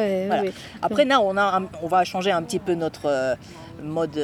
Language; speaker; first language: French; non-native, fluent; Japanese